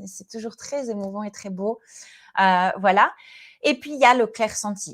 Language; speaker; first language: French; native; French